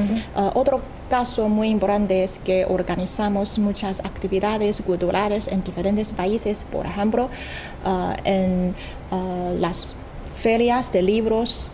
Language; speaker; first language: Spanish; non-native, fluent; Chinese